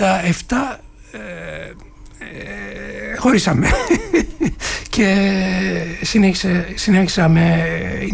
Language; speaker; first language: Greek; non-native, fluent; Turkish